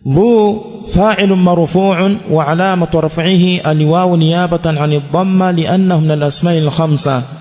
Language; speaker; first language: Arabic; non-native, fluent; Swahili